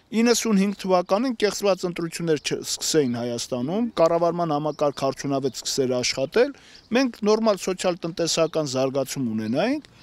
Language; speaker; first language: Armenian; native; Armenian